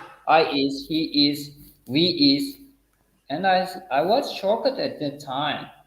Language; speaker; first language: English; non-native, fluent; Uzbek